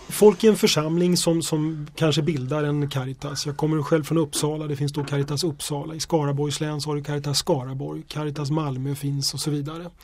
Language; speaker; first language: Swedish; native; Swedish